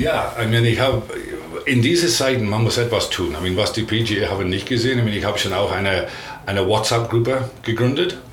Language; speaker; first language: German; non-native, learner; English